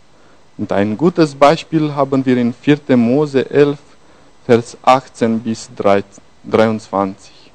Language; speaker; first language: German; non-native, fluent; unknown